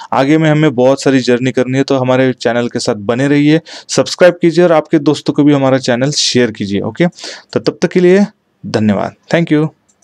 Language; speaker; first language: Hindi; non-native, local second language; Marathi